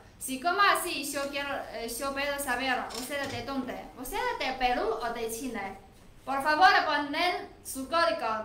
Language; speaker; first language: Spanish; non-native, learner; Chinese